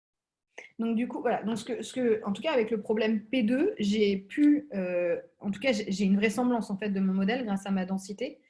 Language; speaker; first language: French; native; French